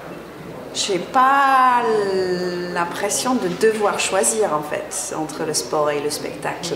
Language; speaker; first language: French; non-native, fluent; English